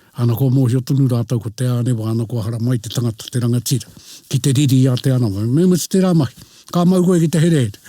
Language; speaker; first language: Māori; native; Māori